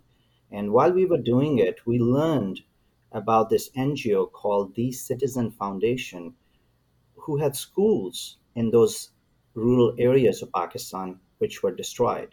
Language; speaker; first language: English; non-native, local second language; Urdu